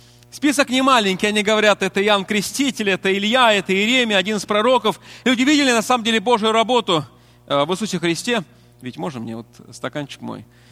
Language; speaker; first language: Russian; native; Russian